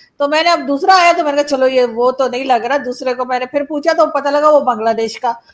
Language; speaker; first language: Hindi; native; Hindi